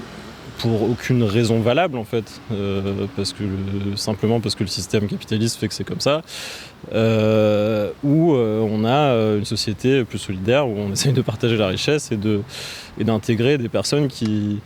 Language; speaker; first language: French; native; French